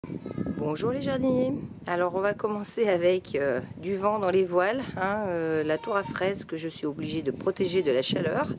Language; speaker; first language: French; native; French